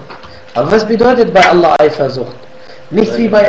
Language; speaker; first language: German; non-native, fluent; Arabic